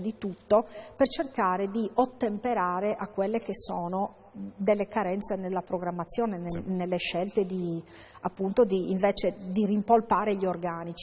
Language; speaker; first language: Italian; native; Italian